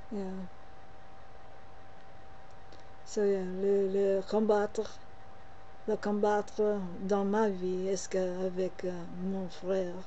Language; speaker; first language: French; non-native, learner; English